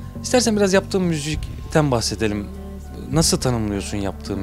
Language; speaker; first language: Turkish; native; Turkish